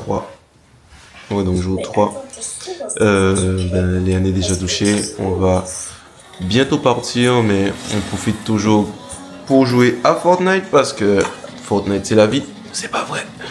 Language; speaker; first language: French; native; French